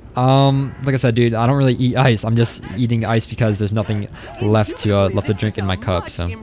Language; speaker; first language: English; native; English